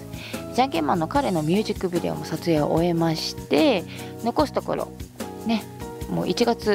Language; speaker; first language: Japanese; native; Japanese